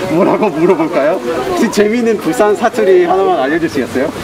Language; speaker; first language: Korean; non-native, fluent; English